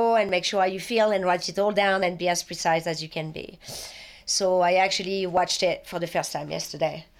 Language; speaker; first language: English; non-native, fluent; French